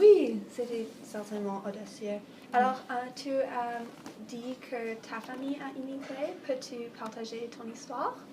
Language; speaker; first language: French; non-native, fluent; English